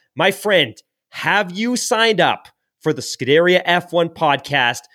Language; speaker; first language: English; native; English